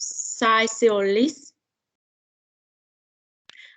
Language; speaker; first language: English; non-native, learner; Vietnamese